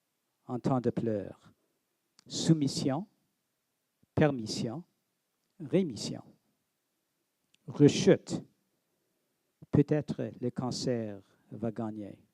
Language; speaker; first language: French; non-native, local second language; English